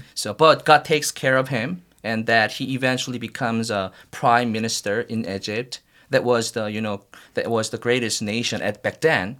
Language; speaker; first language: English; non-native, fluent; Korean